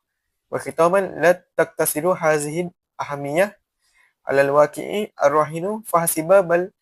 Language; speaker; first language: Arabic; non-native, learner; Malay